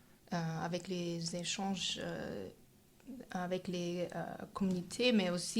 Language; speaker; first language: French; non-native, fluent; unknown